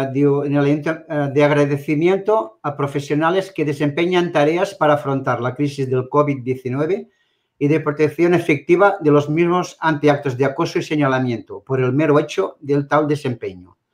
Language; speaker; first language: Spanish; non-native, local second language; Catalan